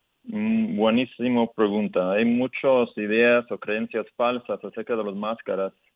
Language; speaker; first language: Spanish; early bilingual, heritage; Spanish